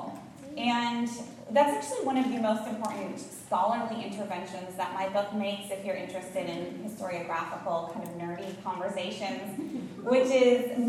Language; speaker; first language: English; native; English